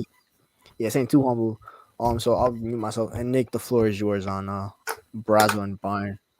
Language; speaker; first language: English; native; English